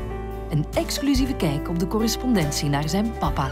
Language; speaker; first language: Dutch; native; Dutch